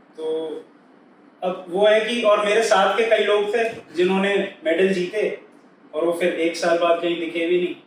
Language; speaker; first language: Hindi; native; Hindi